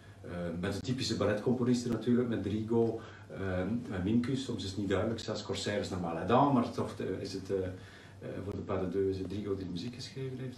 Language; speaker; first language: Dutch; native; Dutch